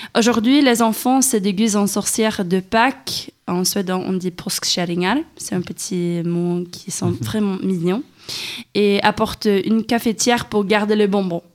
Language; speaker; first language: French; non-native, fluent; Swedish